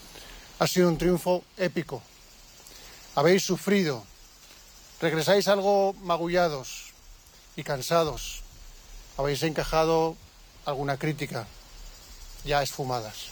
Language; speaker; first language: Spanish; native; Spanish